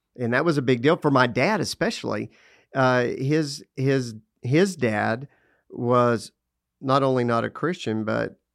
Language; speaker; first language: English; native; English